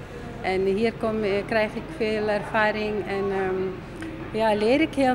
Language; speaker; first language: Dutch; non-native, learner; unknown